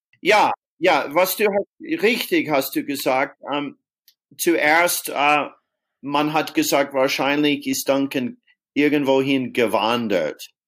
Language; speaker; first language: German; non-native, fluent; English